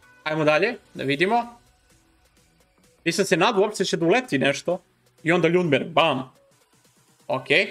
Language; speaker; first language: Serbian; non-native, learner; Dutch